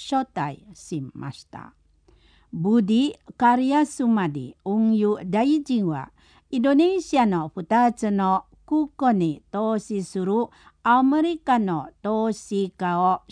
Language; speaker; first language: Japanese; non-native, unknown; Indonesian